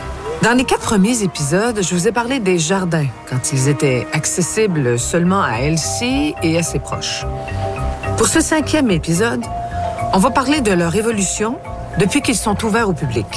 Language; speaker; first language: French; native; French